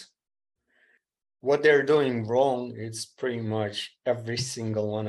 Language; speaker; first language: English; non-native, fluent; Ukrainian